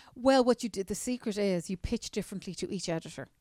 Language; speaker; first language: English; native; English